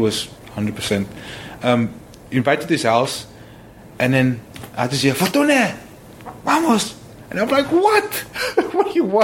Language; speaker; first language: English; non-native, local second language; Afrikaans